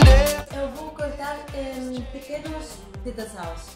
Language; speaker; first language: Portuguese; non-native, learner; Danish